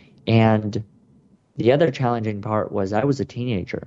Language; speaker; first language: English; early bilingual, other home language; Russian